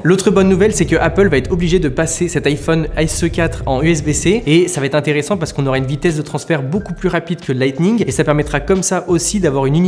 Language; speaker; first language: French; native; French